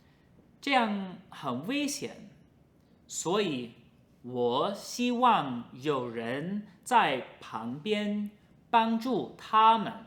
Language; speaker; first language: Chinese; non-native, fluent; English